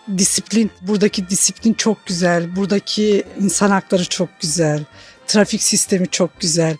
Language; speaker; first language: Turkish; native; Turkish